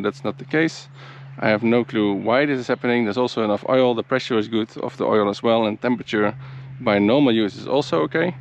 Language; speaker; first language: English; non-native, fluent; Dutch